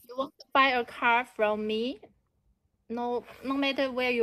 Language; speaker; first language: English; non-native, learner; Chinese